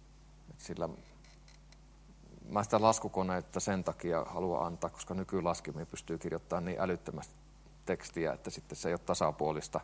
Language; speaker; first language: Finnish; native; Finnish